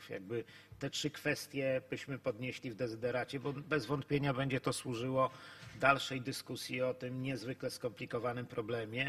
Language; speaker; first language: Polish; native; Polish